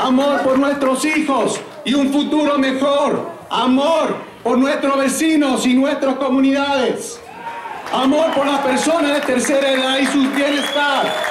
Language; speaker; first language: Spanish; early bilingual, heritage; Spanish